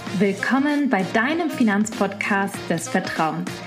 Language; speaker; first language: German; native; German